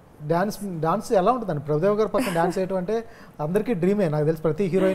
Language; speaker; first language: Telugu; native; Telugu